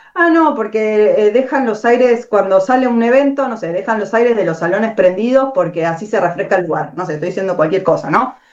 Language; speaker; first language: Spanish; native; Spanish